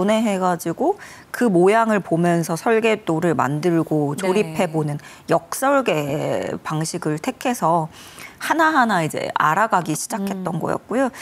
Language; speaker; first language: Korean; native; Korean